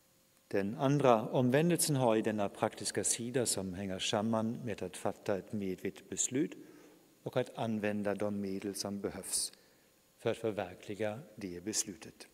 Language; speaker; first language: Swedish; non-native, fluent; German